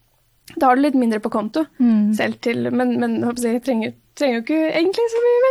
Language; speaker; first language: Norwegian; native; Norwegian